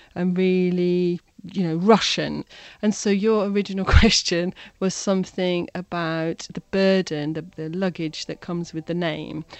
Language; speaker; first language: English; native; English